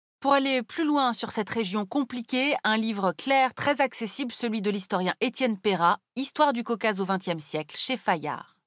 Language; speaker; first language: French; native; French